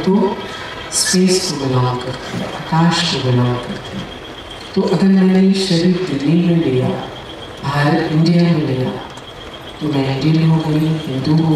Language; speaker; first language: Hindi; native; Hindi